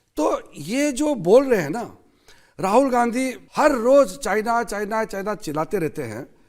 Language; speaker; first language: Hindi; non-native, local second language; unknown